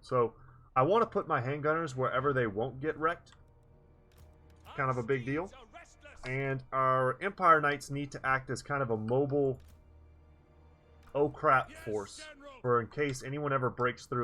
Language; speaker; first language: English; native; English